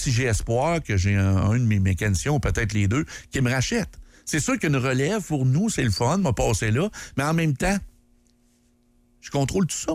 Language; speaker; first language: French; native; French